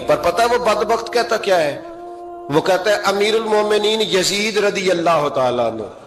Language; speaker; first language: Urdu; native; Urdu